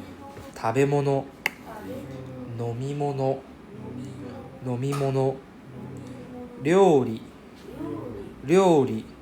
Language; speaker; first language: Japanese; non-native, fluent; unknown